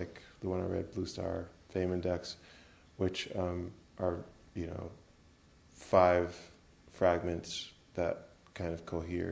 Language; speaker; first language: English; native; English